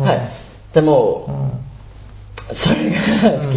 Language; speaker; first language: Japanese; non-native, learner; Burmese